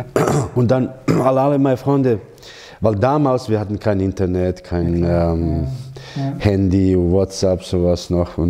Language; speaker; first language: German; non-native, learner; Croatian